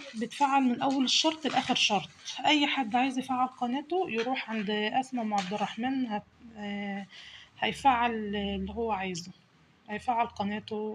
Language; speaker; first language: Arabic; native; Arabic